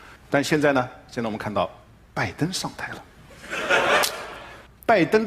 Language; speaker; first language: Chinese; native; Chinese